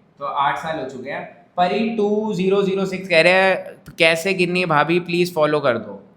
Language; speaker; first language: Hindi; native; Hindi